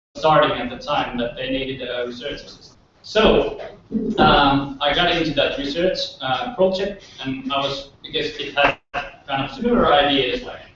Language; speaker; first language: English; non-native, fluent; Finnish